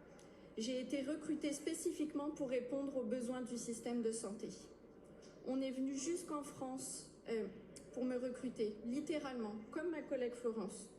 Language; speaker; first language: French; native; French